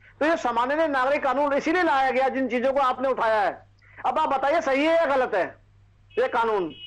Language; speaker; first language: Hindi; native; Hindi